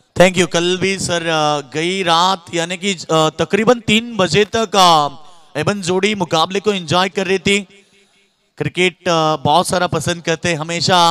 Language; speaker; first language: Hindi; non-native, local second language; Marathi